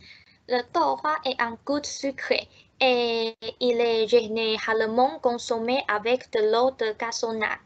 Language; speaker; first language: French; non-native, learner; Chinese